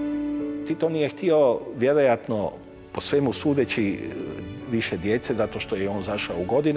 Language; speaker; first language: Croatian; native; Croatian